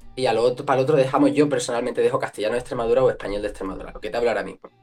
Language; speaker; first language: Spanish; non-native, local second language; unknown